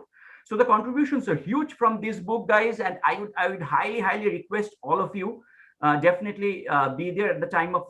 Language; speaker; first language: English; non-native, local second language; Bangla